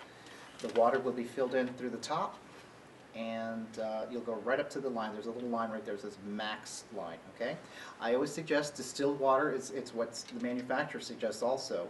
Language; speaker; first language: English; native; English